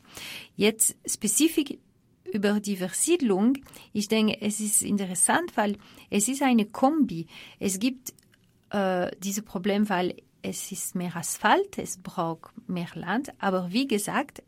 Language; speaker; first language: German; non-native, fluent; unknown